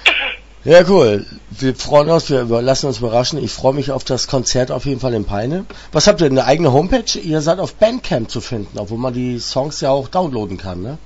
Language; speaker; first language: German; native; German